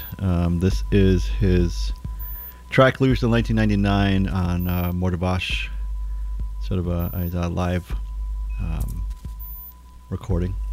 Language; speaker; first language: English; native; English